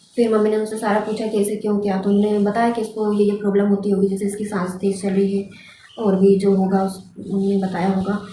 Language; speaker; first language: Hindi; native; Hindi